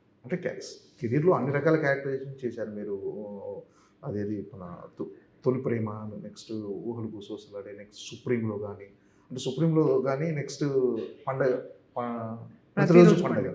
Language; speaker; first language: Telugu; native; Telugu